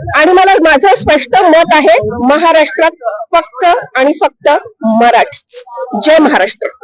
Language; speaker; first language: Marathi; non-native, local second language; Gujarati